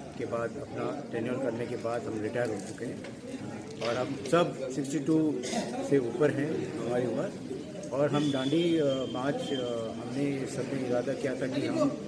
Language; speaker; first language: Hindi; non-native, local second language; Malayalam